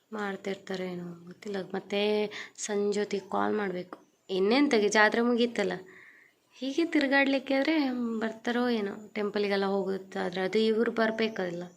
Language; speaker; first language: Kannada; native; Kannada